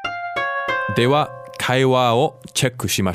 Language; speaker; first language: Japanese; non-native, fluent; English